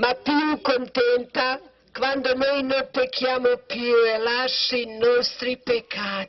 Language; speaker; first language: Italian; non-native, learner; Croatian